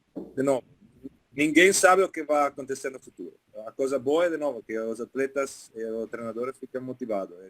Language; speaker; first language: Portuguese; non-native, fluent; Italian